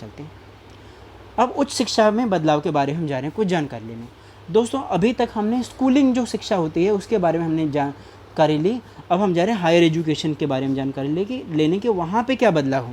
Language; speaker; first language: Hindi; native; Hindi